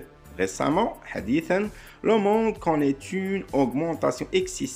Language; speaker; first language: French; non-native, local second language; Arabic